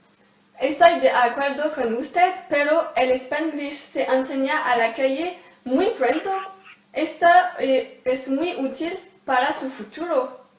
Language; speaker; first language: Spanish; non-native, learner; French